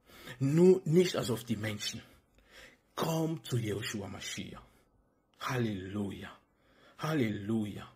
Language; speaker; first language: German; non-native, fluent; French